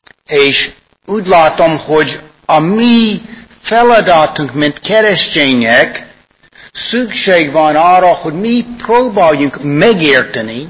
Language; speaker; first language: Hungarian; non-native, fluent; English